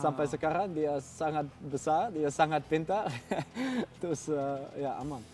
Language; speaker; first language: Indonesian; non-native, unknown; Dutch